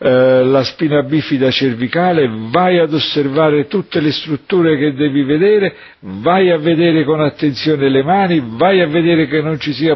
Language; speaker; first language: Italian; native; Italian